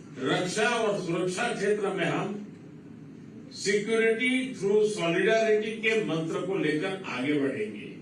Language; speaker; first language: Hindi; non-native, local second language; Gujarati